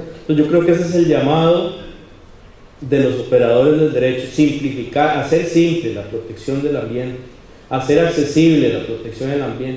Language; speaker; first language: Spanish; native; Spanish